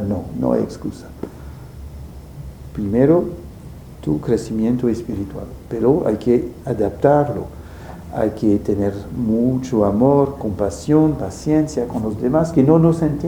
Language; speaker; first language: Spanish; non-native, fluent; French